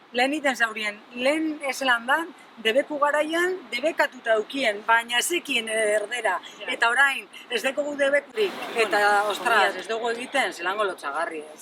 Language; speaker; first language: Basque; native; Basque